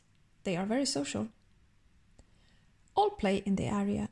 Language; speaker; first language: English; non-native, fluent; Swedish